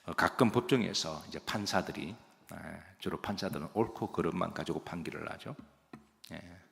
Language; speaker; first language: Korean; native; Korean